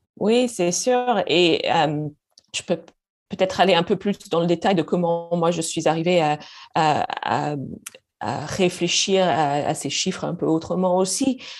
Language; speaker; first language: French; non-native, fluent; English